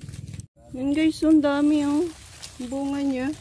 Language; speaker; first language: Filipino; non-native, local second language; Aklanon